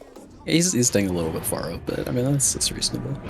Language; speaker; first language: English; native; English